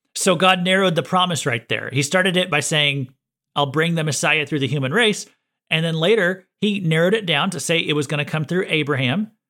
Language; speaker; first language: English; native; English